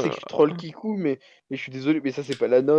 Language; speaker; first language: French; native; French